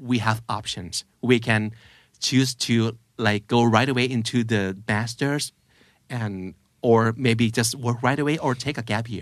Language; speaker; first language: English; non-native, fluent; Thai